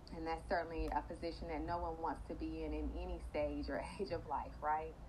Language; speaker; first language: English; native; English